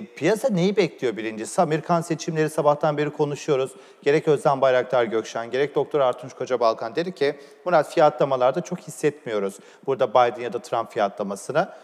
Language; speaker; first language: Turkish; native; Turkish